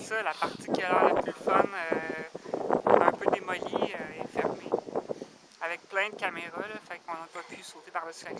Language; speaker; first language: French; native; French